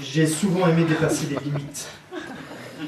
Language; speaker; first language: French; native; French